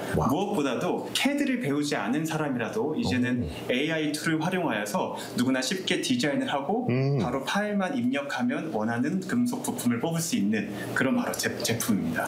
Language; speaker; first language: Korean; native; Korean